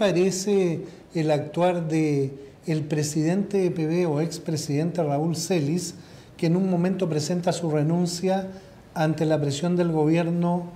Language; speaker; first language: Spanish; native; Spanish